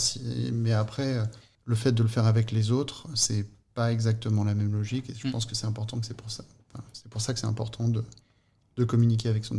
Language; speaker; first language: French; native; French